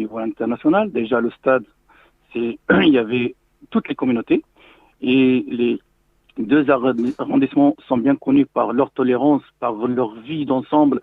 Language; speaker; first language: French; non-native, local second language; Arabic